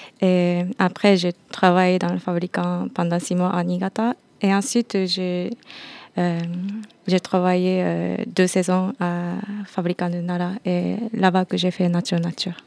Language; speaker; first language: French; non-native, fluent; Japanese